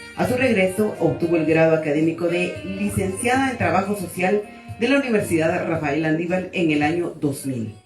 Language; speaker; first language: Spanish; native; Spanish